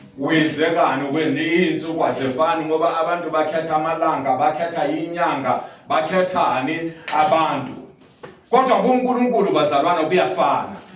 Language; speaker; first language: Zulu; non-native, local second language; Southern Sotho